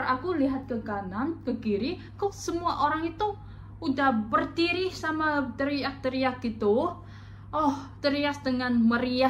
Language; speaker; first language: Indonesian; non-native, fluent; Chinese